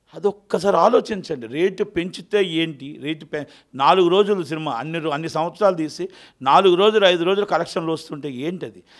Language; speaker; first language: Telugu; native; Telugu